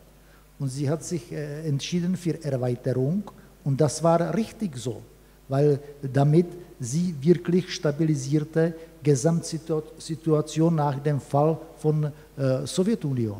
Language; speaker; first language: German; non-native, fluent; Czech